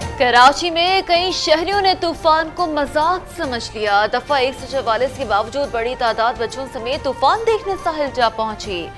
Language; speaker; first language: Urdu; native; Urdu